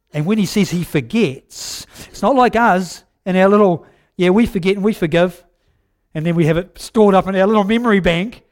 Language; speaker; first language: English; native; English